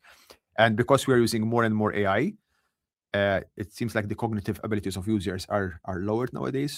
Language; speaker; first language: English; non-native, local second language; Maltese